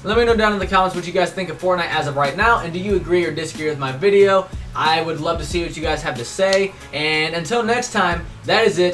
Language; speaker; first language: English; native; English